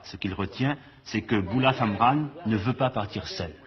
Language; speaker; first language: French; native; French